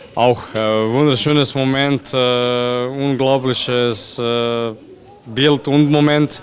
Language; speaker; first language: German; non-native, learner; Croatian